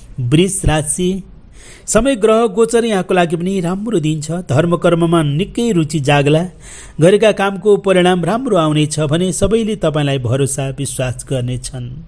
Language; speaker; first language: Nepali; native; Nepali